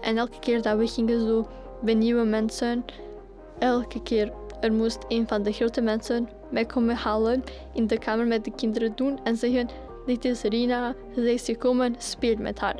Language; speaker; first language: Dutch; early bilingual, other home language; Albanian